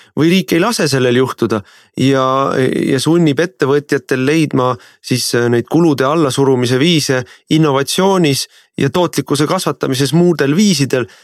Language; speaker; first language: Estonian; native; Estonian